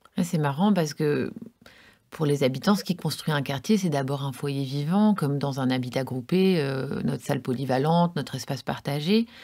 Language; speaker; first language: French; native; French